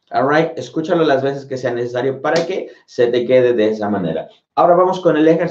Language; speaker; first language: Spanish; native; Spanish